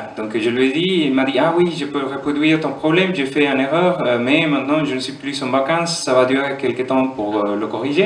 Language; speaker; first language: French; non-native, fluent; German